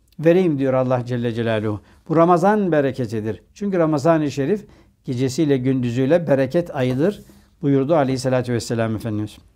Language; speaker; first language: Turkish; native; Turkish